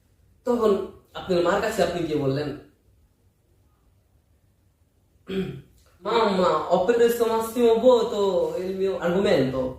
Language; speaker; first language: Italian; non-native, learner; Bangla